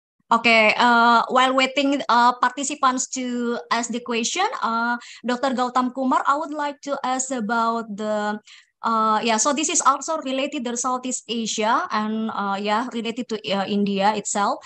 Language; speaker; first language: English; non-native, fluent; Indonesian